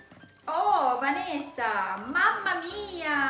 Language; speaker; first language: Italian; native; Italian